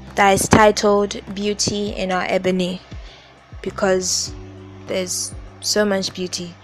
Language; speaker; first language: English; non-native, local second language; Yoruba